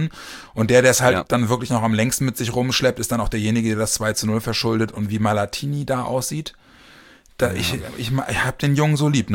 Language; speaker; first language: German; native; German